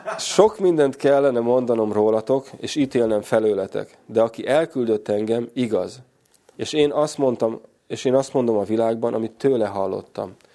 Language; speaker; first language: Hungarian; native; Hungarian